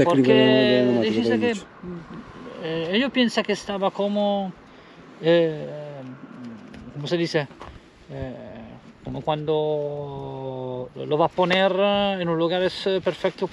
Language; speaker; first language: Spanish; non-native, learner; Italian